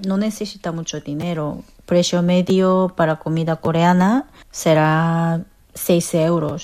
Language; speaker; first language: Spanish; non-native, fluent; Korean